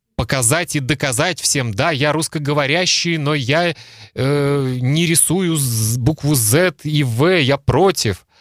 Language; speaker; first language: Russian; native; Russian